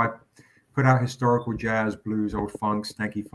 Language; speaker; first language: English; native; English